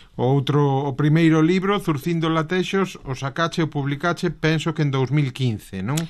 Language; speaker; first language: Galician; native; Galician